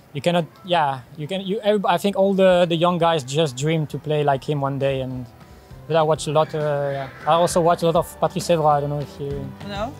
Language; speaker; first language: English; non-native, learner; French